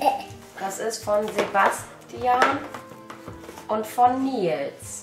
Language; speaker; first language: German; native; German